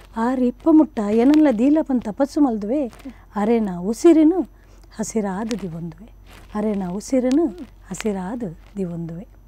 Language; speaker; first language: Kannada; non-native, local second language; Konkani